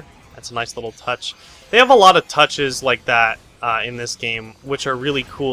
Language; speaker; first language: English; native; English